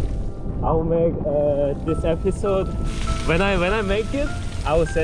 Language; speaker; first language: English; non-native, learner; Korean